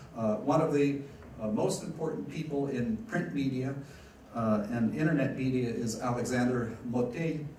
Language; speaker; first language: English; early bilingual, other home language; Ukrainian